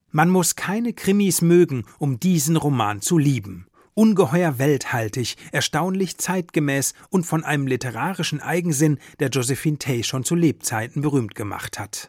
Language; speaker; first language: German; native; German